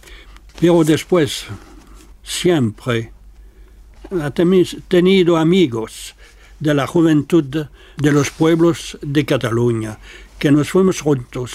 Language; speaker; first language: Spanish; non-native, fluent; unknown